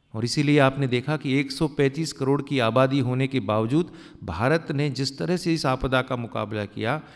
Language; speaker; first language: Hindi; native; Hindi